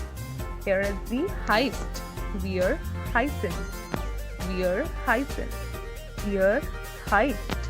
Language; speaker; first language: German; non-native, learner; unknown